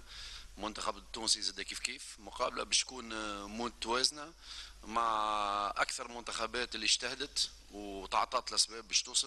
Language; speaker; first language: Arabic; native; Arabic